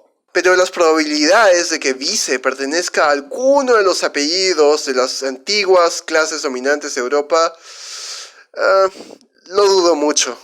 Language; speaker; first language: Spanish; native; Spanish